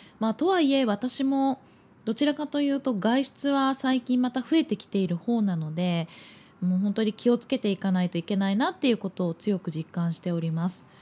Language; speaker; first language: Japanese; native; Japanese